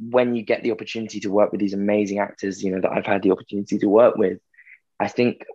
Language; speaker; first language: English; native; English